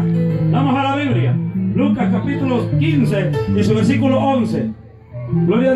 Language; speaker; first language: Spanish; native; Spanish